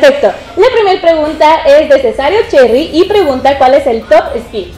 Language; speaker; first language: Spanish; native; Spanish